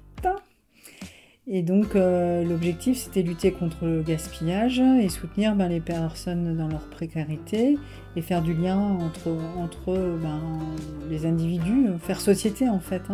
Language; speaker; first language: French; native; French